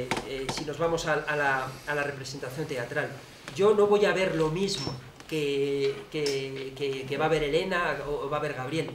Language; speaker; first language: Spanish; native; Spanish